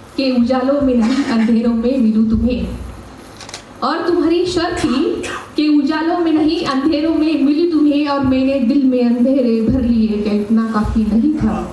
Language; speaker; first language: Hindi; non-native, local second language; Marathi